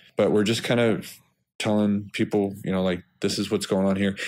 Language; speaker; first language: English; native; English